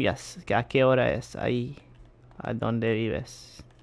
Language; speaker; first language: Spanish; early bilingual, heritage; Spanish